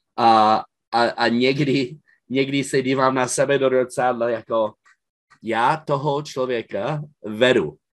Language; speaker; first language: Czech; non-native, fluent; English